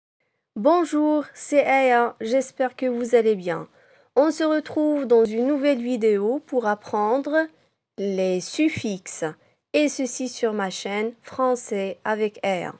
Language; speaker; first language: French; non-native, local second language; Arabic